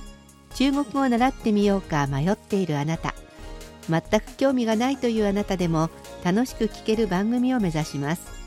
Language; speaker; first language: Japanese; native; Japanese